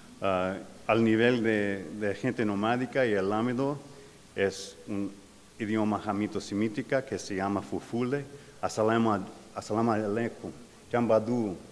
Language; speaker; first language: Spanish; non-native, learner; English